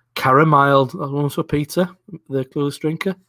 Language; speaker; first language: English; native; English